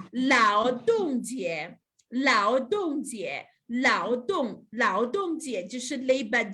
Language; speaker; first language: Chinese; non-native, fluent; English